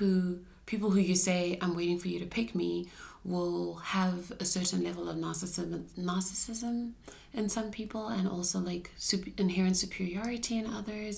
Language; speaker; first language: English; non-native, local second language; Shona